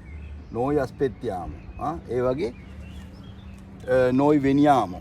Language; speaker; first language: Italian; non-native, fluent; Sinhala